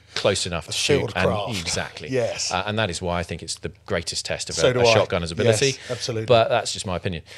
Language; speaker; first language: English; native; English